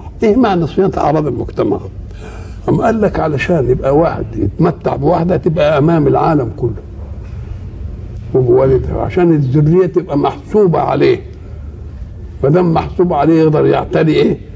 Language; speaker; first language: Arabic; native; Arabic